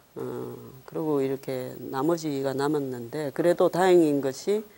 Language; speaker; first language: Korean; native; Korean